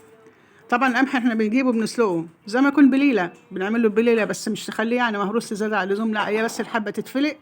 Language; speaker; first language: Arabic; native; Arabic